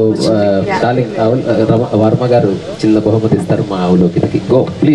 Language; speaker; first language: Telugu; native; Telugu